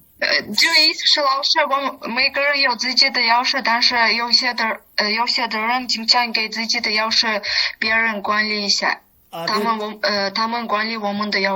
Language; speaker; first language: Chinese; non-native, learner; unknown